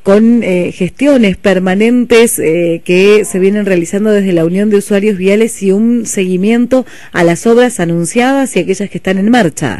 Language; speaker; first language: Spanish; native; Spanish